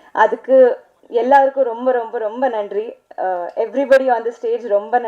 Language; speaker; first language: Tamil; non-native, learner; Telugu